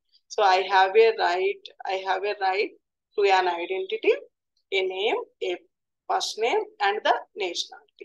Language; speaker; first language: English; non-native, local second language; Telugu